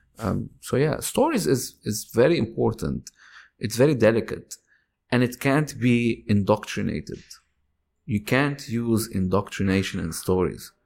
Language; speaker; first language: English; non-native, fluent; Arabic